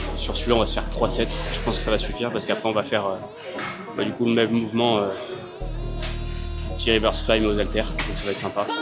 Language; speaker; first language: French; native; French